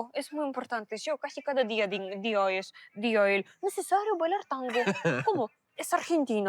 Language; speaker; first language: Spanish; non-native, learner; Russian